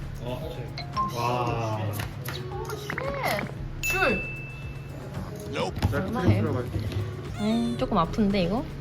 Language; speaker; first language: Korean; native; Korean